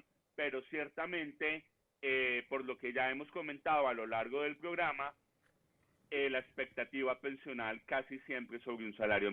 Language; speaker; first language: Spanish; native; Spanish